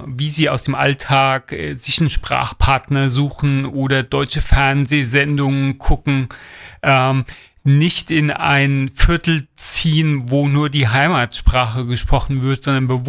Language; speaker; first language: German; native; German